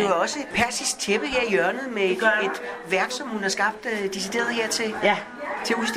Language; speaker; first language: Danish; native; Danish